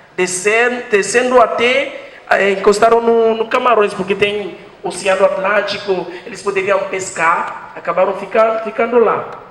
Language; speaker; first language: Portuguese; non-native, fluent; French